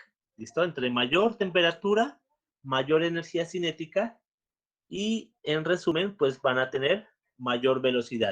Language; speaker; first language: Spanish; native; Spanish